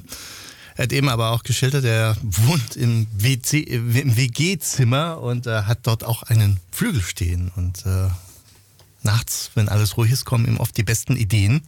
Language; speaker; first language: German; native; German